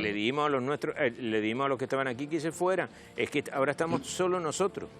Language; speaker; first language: Spanish; native; Spanish